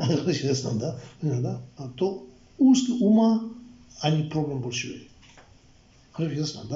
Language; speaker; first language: Russian; non-native, learner; Tibetan